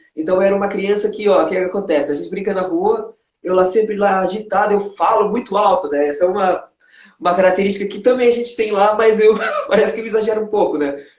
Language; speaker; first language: Portuguese; non-native, local second language; Kabuverdianu